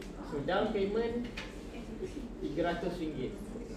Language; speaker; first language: English; non-native, local second language; Malay